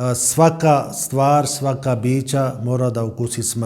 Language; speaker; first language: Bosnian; non-native, learner; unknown